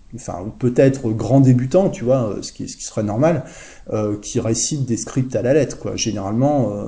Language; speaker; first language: French; native; French